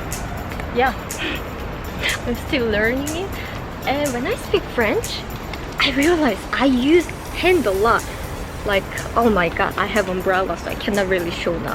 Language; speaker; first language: English; non-native, fluent; Korean